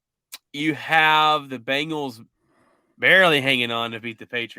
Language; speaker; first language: English; native; English